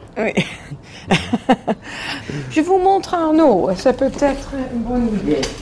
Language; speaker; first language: French; non-native, learner; Dutch